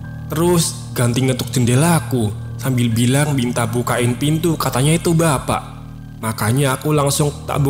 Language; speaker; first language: Indonesian; native; Indonesian